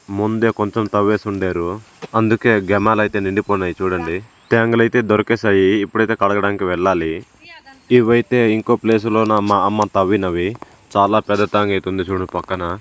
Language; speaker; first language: Telugu; non-native, local second language; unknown